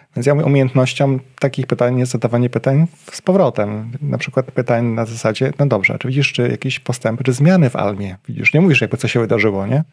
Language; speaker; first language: Polish; native; Polish